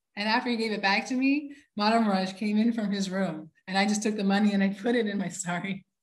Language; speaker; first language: English; native; English